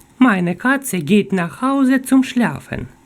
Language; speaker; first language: German; non-native, fluent; Ukrainian